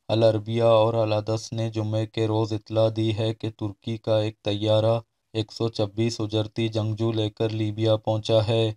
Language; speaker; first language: Urdu; non-native, local second language; Baluchi